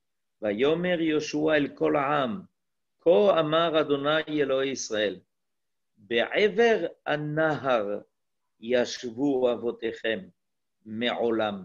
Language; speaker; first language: Hebrew; non-native, fluent; French